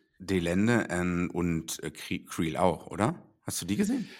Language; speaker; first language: German; native; German